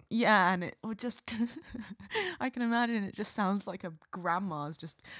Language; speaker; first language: English; native; English